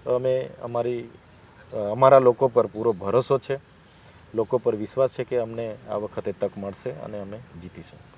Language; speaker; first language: Gujarati; non-native, local second language; Vasavi